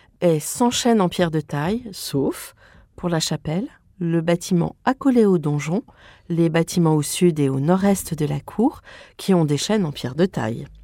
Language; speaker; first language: French; native; French